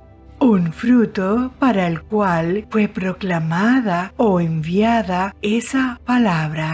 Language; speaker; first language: Spanish; native; Spanish